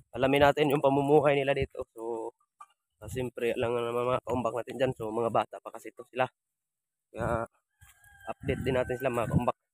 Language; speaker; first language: Filipino; non-native, local second language; Cebuano